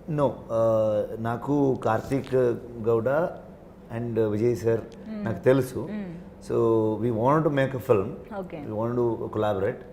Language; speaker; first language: Telugu; non-native, learner; Kannada